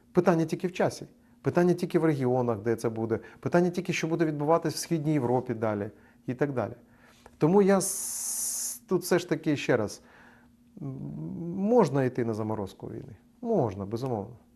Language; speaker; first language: Ukrainian; native; Ukrainian